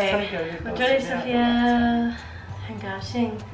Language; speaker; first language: Chinese; non-native, learner; English